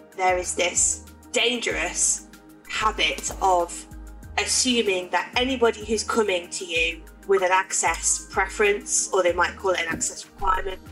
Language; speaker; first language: English; native; English